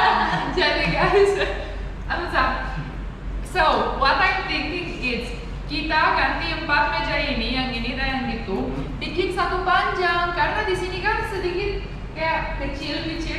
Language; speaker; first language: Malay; non-native, fluent; English